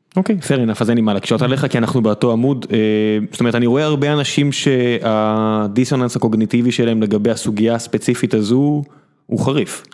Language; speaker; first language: Hebrew; native; Hebrew